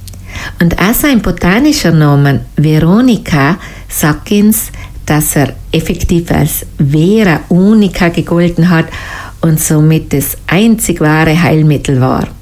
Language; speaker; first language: German; native; German